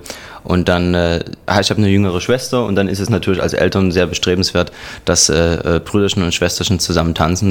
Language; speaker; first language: German; native; German